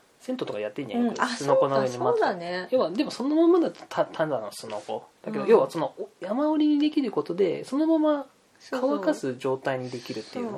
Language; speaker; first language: Japanese; native; Japanese